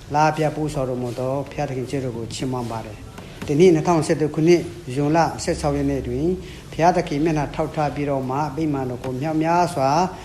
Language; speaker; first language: Burmese; non-native, local second language; Hakha Chin